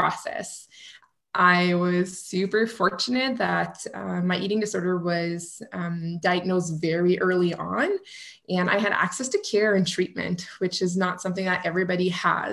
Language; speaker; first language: English; non-native, fluent; French